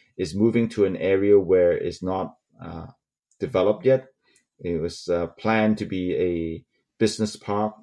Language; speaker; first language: English; non-native, local second language; Cantonese